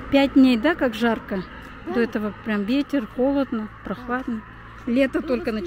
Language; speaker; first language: Russian; non-native, local second language; Kazakh